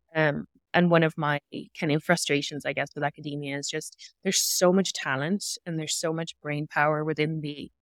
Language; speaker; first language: English; native; English